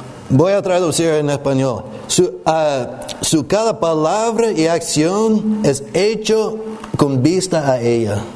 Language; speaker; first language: Spanish; non-native, learner; English